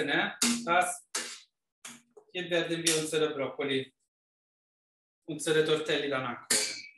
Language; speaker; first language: German; non-native, fluent; Italian